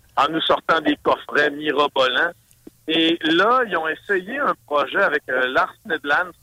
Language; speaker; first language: French; native; French